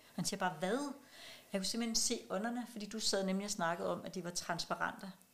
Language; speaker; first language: Danish; non-native, local second language; Kalaallisut